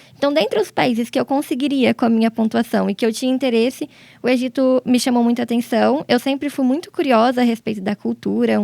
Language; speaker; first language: Portuguese; native; Portuguese